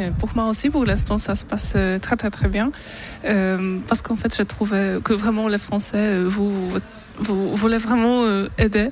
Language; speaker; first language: French; non-native, fluent; Polish